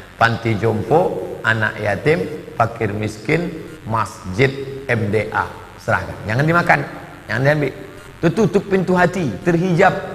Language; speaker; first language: Indonesian; native; Indonesian